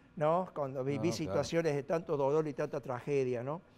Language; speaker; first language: Spanish; native; Spanish